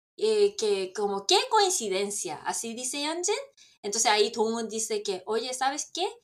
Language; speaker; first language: Spanish; non-native, fluent; Korean